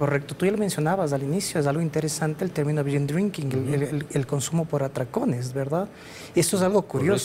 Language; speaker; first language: Spanish; native; Spanish